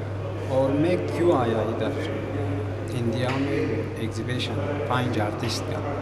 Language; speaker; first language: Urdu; non-native, learner; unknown